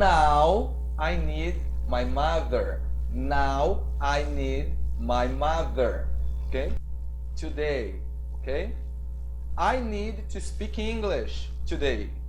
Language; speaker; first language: English; non-native, fluent; Portuguese